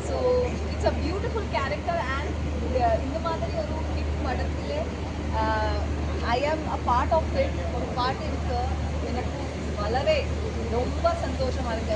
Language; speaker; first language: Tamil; non-native, learner; Malayalam